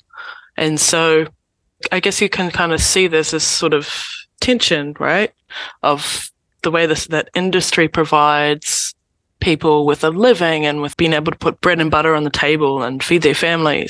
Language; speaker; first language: English; native; English